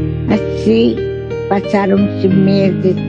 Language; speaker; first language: Portuguese; non-native, fluent; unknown